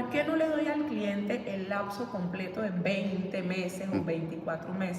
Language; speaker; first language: Spanish; native; Spanish